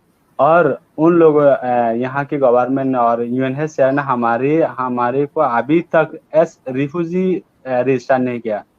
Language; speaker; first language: Hindi; non-native, learner; Rohingya